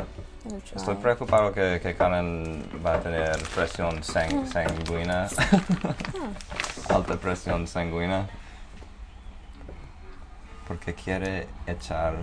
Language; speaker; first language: Spanish; non-native, fluent; English